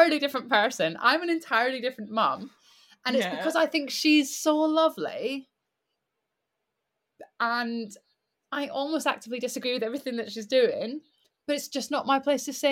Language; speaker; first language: English; native; English